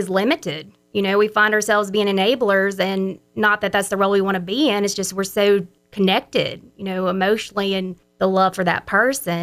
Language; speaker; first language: English; native; English